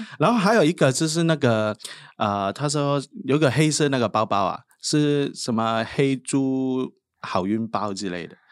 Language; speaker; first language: Chinese; non-native, local second language; Cantonese